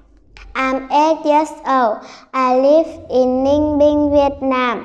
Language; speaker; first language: English; non-native, learner; Vietnamese